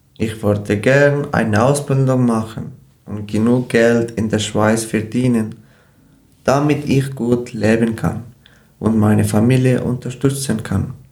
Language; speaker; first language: German; non-native, learner; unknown